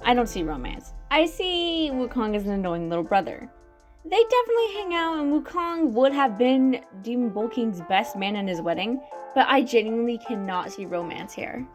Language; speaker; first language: English; native; English